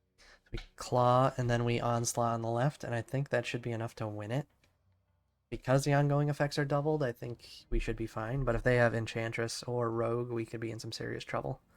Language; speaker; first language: English; native; English